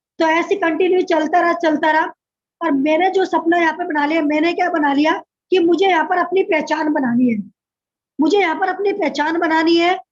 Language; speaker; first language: Hindi; native; Hindi